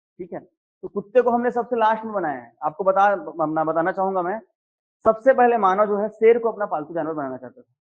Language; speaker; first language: Hindi; native; Hindi